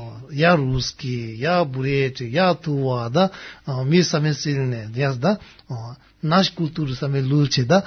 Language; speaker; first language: Russian; non-native, learner; Tibetan